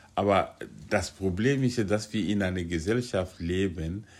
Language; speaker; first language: German; non-native, fluent; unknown